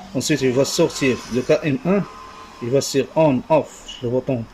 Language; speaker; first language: French; non-native, local second language; Arabic